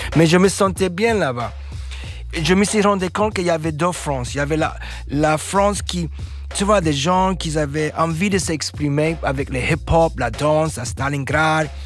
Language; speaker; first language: French; non-native, fluent; English